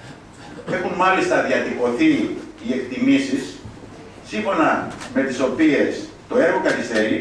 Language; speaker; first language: Greek; native; Greek